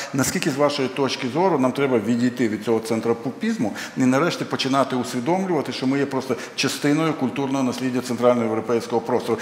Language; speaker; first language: Ukrainian; non-native, local second language; Russian